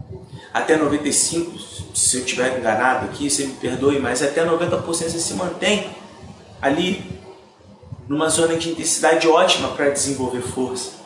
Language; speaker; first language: Portuguese; native; Portuguese